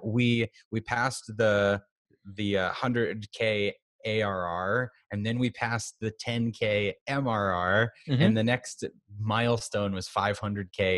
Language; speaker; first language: English; native; English